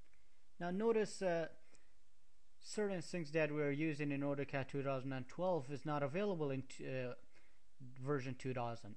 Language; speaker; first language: English; non-native, fluent; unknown